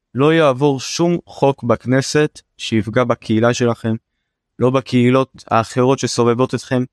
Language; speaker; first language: Hebrew; native; Hebrew